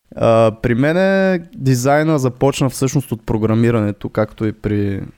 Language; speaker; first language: Bulgarian; native; Bulgarian